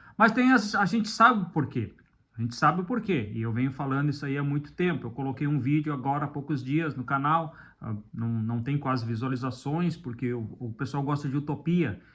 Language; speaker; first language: Portuguese; native; Portuguese